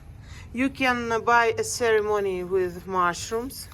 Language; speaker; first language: English; non-native, learner; Russian